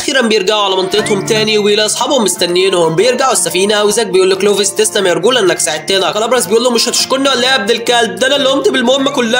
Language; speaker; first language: Arabic; native; Arabic